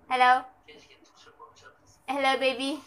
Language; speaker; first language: English; non-native, learner; Indonesian